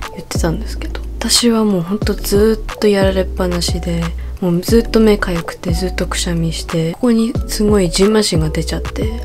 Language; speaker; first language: Japanese; early bilingual, other home language; English